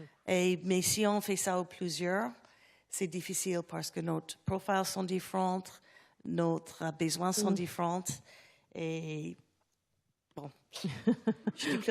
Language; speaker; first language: French; non-native, learner; English